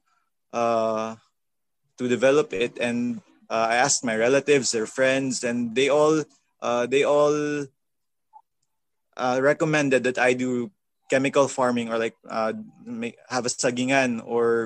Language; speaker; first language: English; non-native, local second language; Filipino